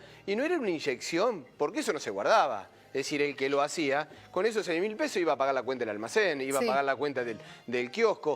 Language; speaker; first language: Spanish; native; Spanish